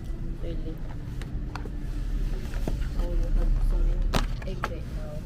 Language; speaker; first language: English; non-native, learner; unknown